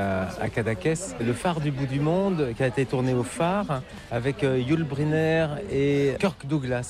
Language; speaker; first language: French; native; French